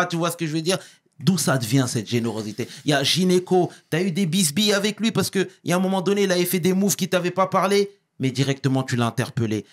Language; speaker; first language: French; native; French